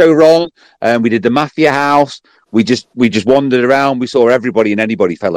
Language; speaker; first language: English; native; English